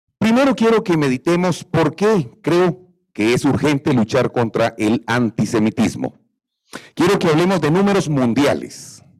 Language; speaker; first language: Spanish; native; Spanish